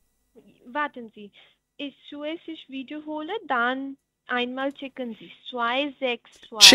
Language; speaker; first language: German; non-native, learner; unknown